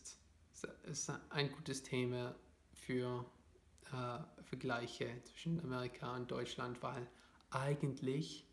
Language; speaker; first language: German; non-native, fluent; English